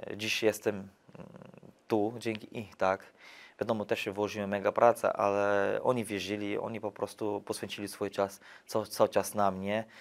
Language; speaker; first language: Polish; non-native, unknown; Portuguese